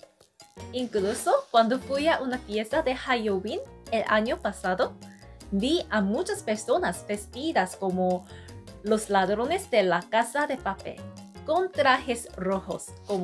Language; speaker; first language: Spanish; non-native, fluent; Korean